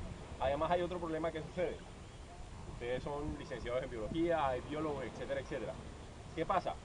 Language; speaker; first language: Spanish; native; Spanish